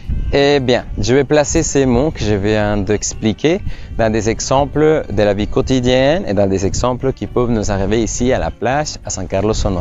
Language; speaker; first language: French; non-native, fluent; Spanish